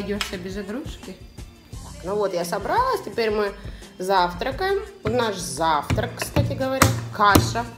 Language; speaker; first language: Russian; native; Russian